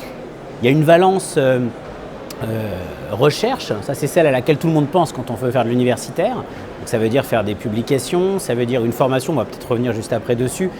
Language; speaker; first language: French; native; French